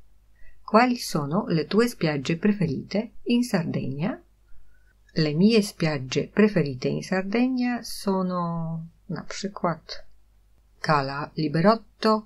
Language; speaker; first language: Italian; non-native, fluent; Polish